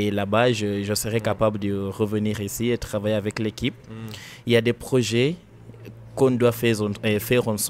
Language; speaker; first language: French; non-native, learner; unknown